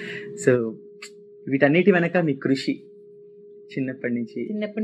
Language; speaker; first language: Telugu; native; Telugu